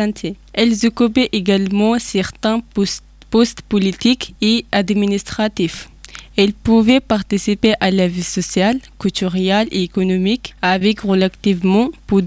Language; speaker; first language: French; non-native, fluent; Persian